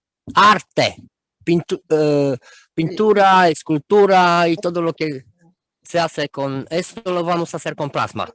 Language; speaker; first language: Spanish; non-native, fluent; Romanian